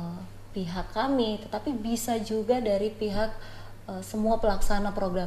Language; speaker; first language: Indonesian; native; Indonesian